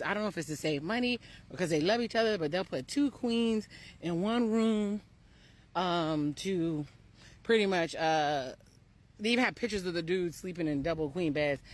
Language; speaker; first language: English; native; English